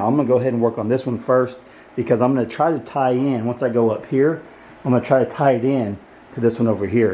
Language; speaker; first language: English; native; English